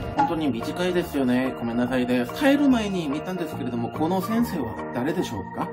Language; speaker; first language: Japanese; non-native, fluent; Korean